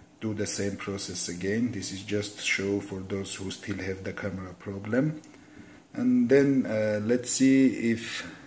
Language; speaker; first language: English; non-native, fluent; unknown